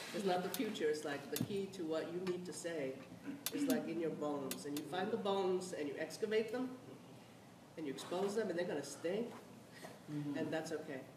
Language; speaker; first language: English; native; English